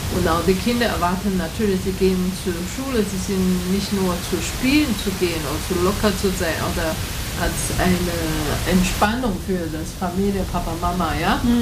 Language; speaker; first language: German; non-native, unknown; Chinese